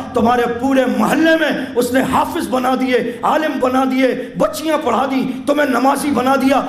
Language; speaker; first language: Urdu; native; Urdu